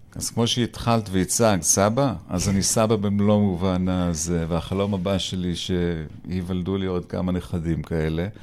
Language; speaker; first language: Hebrew; native; Hebrew